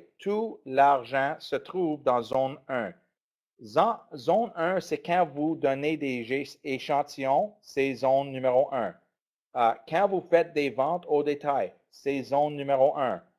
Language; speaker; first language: French; non-native, learner; English